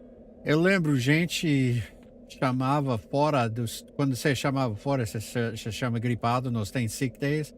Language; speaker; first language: Portuguese; non-native, fluent; English